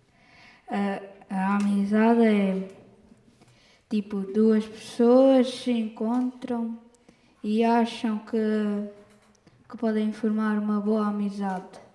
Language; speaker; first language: Portuguese; early bilingual, other home language; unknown